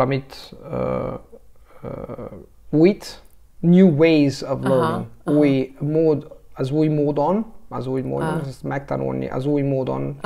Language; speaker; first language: Hungarian; non-native, learner; Italian